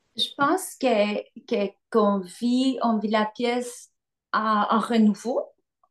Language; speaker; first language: French; non-native, fluent; Spanish